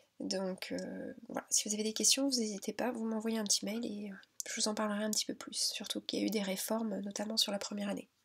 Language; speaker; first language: French; native; French